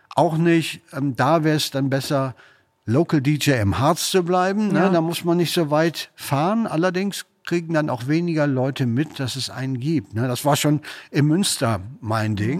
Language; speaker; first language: German; native; German